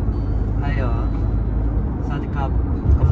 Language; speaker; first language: Chinese; non-native, learner; Japanese